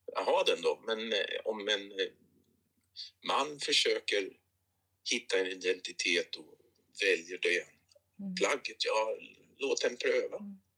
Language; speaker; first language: Swedish; native; Swedish